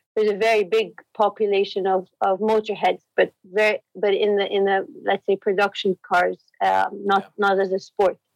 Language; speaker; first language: English; non-native, fluent; Arabic